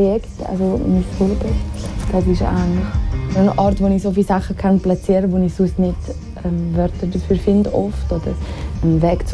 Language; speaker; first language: German; native; German